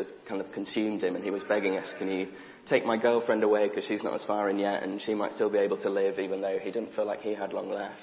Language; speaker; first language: English; native; English